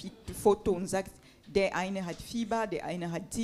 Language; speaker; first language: German; non-native, fluent; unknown